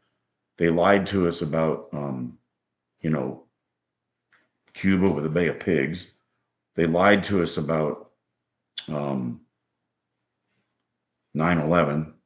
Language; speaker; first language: English; native; English